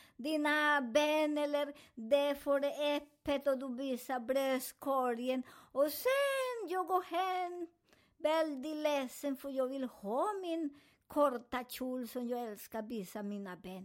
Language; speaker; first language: Swedish; non-native, fluent; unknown